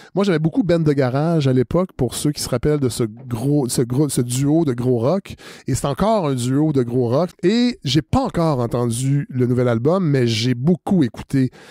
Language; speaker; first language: French; native; French